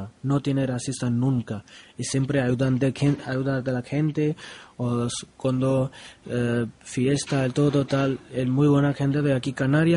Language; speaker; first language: Spanish; non-native, learner; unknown